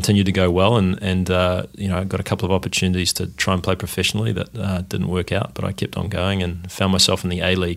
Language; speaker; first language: English; native; English